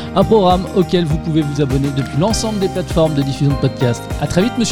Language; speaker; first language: French; native; French